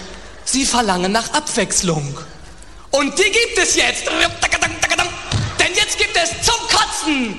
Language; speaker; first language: German; native; German